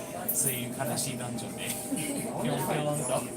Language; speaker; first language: Japanese; non-native, learner; English